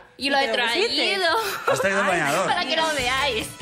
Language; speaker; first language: Spanish; non-native, fluent; Chinese